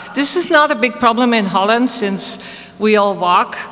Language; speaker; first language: English; non-native, fluent; Dutch